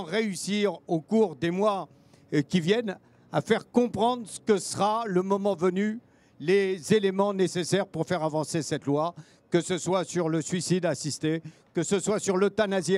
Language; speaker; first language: French; native; French